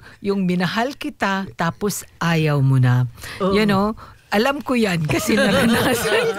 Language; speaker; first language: Filipino; native; Filipino